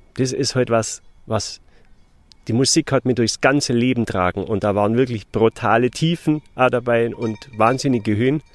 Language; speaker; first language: German; native; German